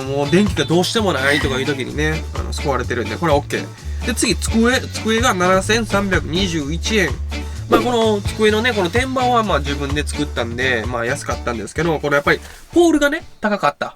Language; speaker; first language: Japanese; native; Japanese